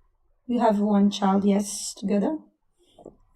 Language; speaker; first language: English; non-native, fluent; Italian